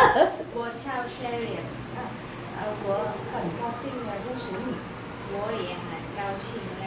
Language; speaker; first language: Chinese; non-native, learner; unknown